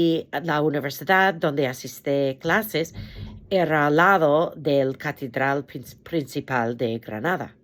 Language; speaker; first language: Spanish; non-native, fluent; English